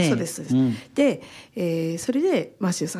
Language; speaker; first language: Japanese; native; Japanese